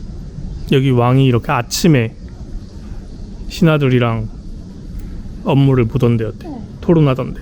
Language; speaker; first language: Korean; native; Korean